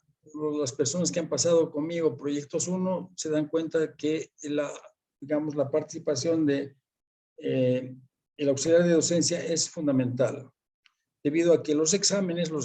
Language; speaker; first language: Spanish; native; Spanish